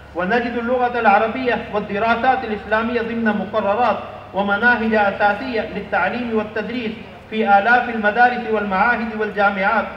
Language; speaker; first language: Arabic; non-native, fluent; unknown